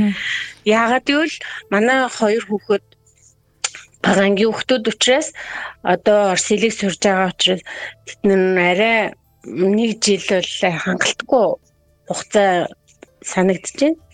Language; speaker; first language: Mongolian; native; Mongolian